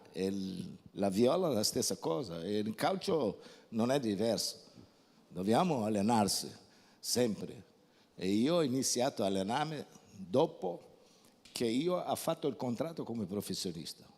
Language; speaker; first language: Italian; non-native, fluent; Portuguese